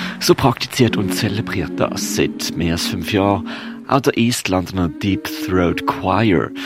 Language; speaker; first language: German; native; German